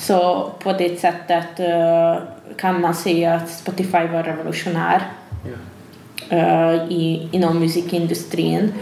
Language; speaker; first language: Swedish; non-native, fluent; Hungarian